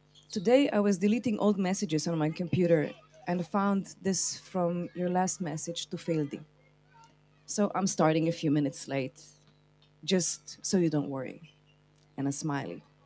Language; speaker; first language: English; non-native, fluent; Slovenian